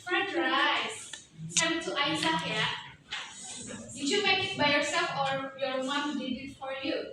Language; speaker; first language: English; non-native, learner; Indonesian